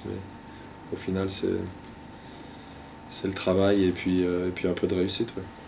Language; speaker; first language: French; native; French